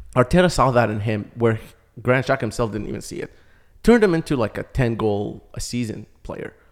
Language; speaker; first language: English; early bilingual, other home language; Arabic